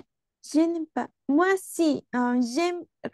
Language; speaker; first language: French; non-native, learner; Spanish